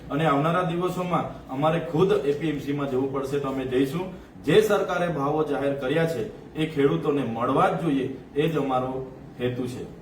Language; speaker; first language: Gujarati; non-native, local second language; Vasavi